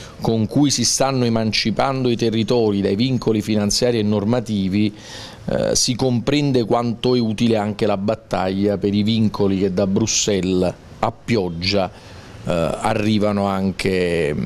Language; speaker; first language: Italian; native; Italian